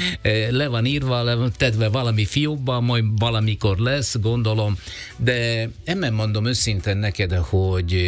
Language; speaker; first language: Hungarian; non-native, learner; Italian